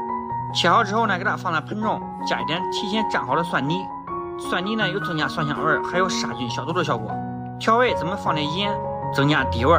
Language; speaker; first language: Chinese; native; Chinese